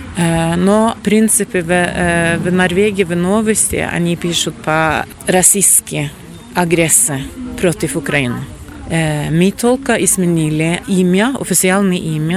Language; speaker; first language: Russian; non-native, fluent; Norwegian